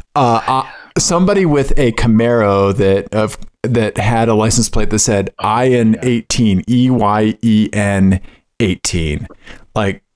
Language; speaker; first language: English; native; English